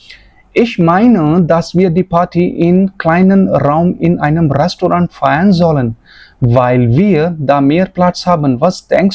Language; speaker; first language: German; non-native, fluent; Hindi